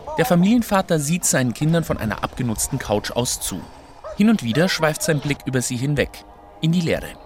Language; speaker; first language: German; native; German